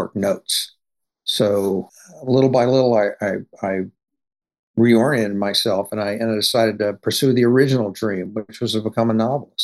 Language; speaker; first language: English; native; English